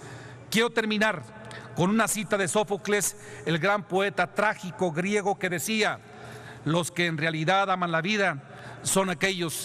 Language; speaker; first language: Spanish; native; Spanish